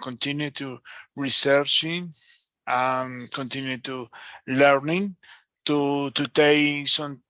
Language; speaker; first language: English; non-native, learner; Spanish